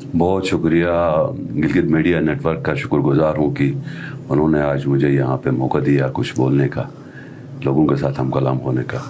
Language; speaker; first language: Urdu; non-native, local second language; Shina